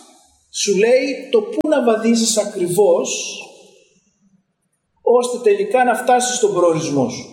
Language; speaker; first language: Greek; native; Greek